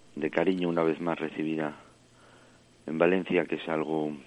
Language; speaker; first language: Spanish; early bilingual, heritage; French